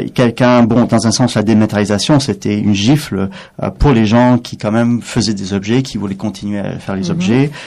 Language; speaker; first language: French; non-native, fluent; English